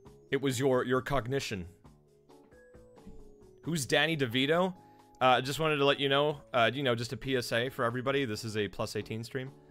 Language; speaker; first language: English; early bilingual, other home language; Spanish